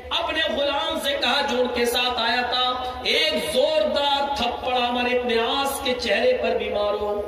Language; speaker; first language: Hindi; native; Hindi